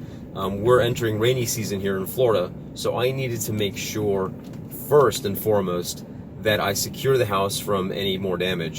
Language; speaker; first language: English; native; English